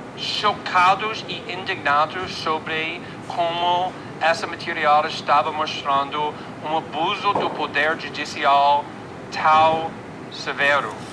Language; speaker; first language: Portuguese; non-native, fluent; English